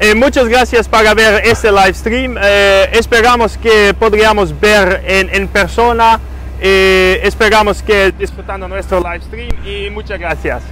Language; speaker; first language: Spanish; non-native, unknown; Dutch